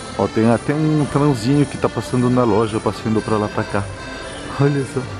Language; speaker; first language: Portuguese; native; Portuguese